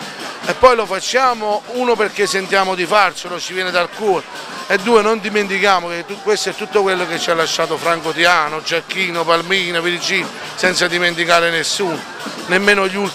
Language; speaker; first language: Italian; native; Italian